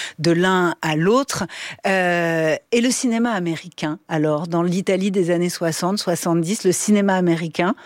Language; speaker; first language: French; native; French